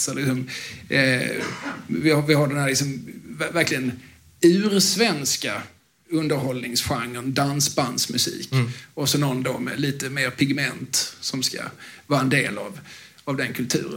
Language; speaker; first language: Swedish; native; Swedish